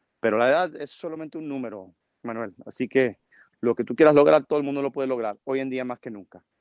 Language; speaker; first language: Spanish; early bilingual, heritage; Spanish